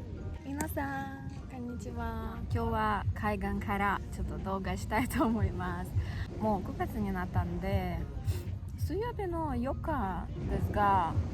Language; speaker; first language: Japanese; non-native, learner; Russian